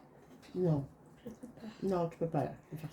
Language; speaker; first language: French; native; French